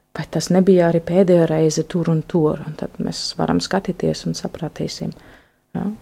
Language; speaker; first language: Latvian; non-native, fluent; German